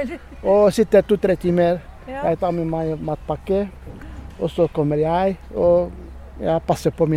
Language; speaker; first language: Norwegian; non-native, learner; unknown